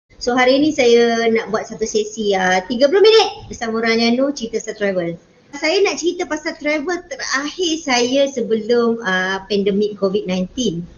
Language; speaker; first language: Malay; native; Malay